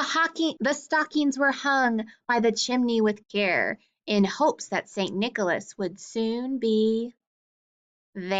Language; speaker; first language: English; native; English